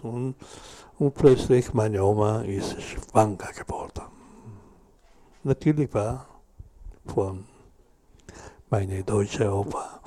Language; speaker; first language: German; non-native, learner; Spanish